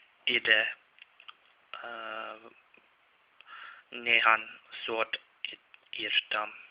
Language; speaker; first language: Hungarian; non-native, learner; Czech